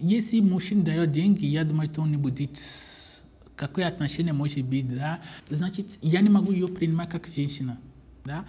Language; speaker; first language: Russian; non-native, fluent; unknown